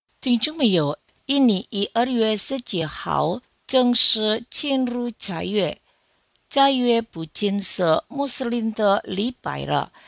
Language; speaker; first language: Chinese; non-native, fluent; Indonesian